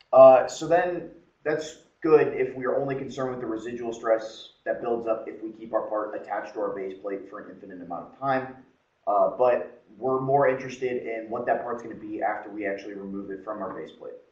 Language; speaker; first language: English; native; English